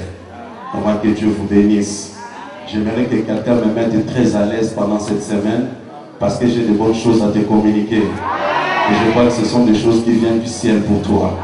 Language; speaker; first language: French; non-native, local second language; Lingala